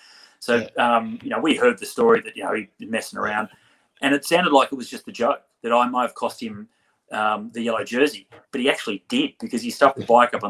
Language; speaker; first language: English; native; English